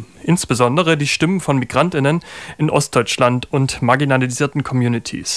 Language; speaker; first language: German; native; German